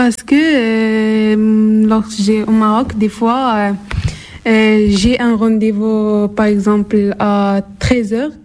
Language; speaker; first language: French; non-native, learner; Arabic